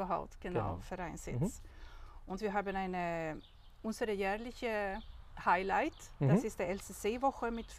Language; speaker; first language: German; non-native, learner; Swedish